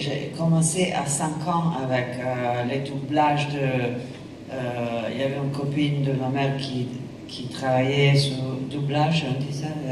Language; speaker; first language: French; non-native, fluent; Italian